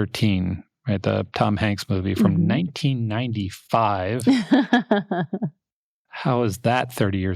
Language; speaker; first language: English; native; English